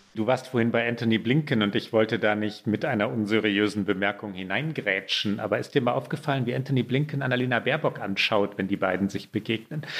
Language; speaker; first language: German; native; German